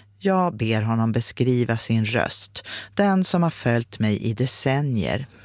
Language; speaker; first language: Swedish; native; Swedish